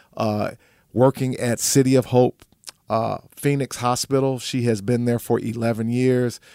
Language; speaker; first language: English; native; English